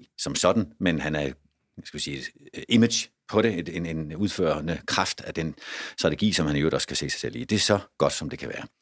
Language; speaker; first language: Danish; native; Danish